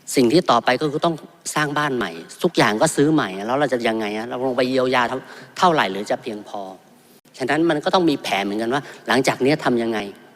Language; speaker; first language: Thai; native; Thai